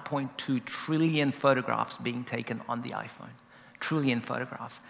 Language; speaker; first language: English; native; English